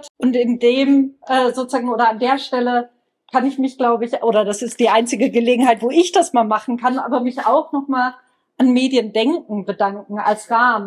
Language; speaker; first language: German; native; German